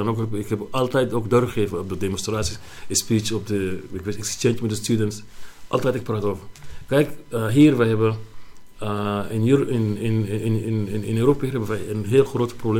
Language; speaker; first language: Dutch; non-native, learner; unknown